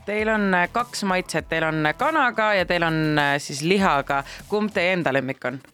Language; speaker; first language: Estonian; native; Estonian